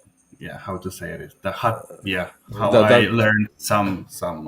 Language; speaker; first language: English; non-native, fluent; Polish